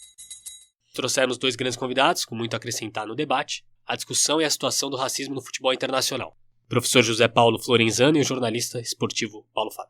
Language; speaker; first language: Portuguese; native; Portuguese